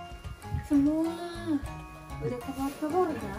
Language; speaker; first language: Indonesian; non-native, learner; Japanese